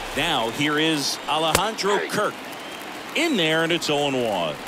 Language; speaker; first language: English; native; English